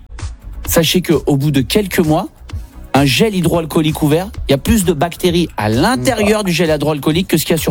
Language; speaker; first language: French; native; French